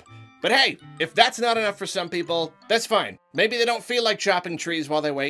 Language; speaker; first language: English; native; English